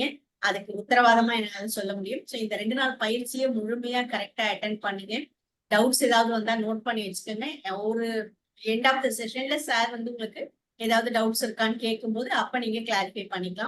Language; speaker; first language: Tamil; native; Tamil